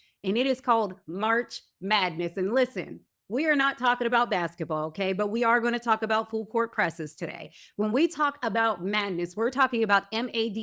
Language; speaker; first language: English; native; English